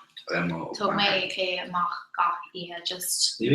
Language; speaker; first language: Irish; non-native, local second language; English